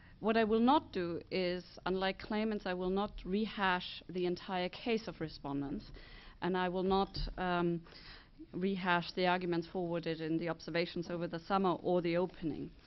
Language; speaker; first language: English; non-native, fluent; German